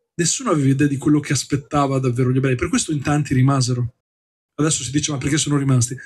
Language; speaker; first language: Italian; native; Italian